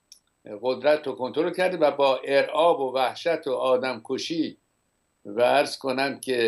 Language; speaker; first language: Persian; native; Persian